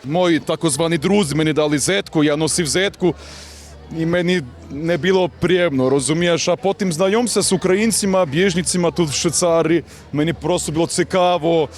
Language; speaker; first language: Ukrainian; non-native, learner; Serbian